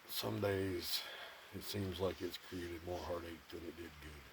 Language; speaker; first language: English; native; English